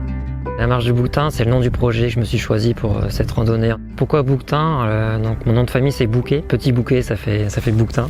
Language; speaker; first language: French; native; French